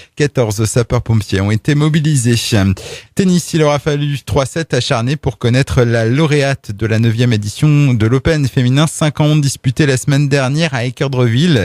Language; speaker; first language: French; native; French